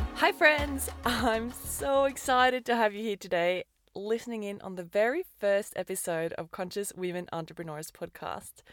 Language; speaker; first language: English; non-native, fluent; Norwegian